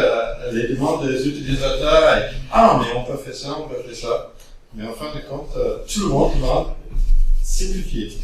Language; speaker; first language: French; non-native, fluent; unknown